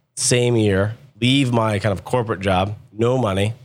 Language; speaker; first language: English; native; English